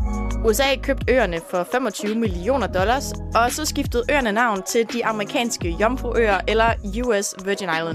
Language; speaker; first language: Danish; native; Danish